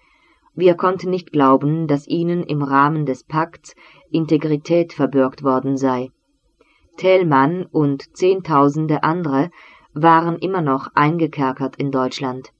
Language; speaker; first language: German; native; German